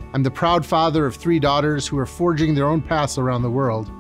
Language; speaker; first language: English; native; English